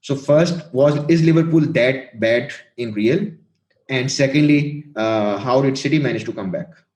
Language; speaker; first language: English; non-native, local second language; Urdu